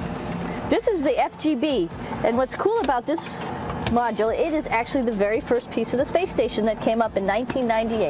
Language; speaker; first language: English; native; English